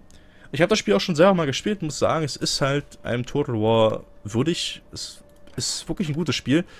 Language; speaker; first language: German; native; German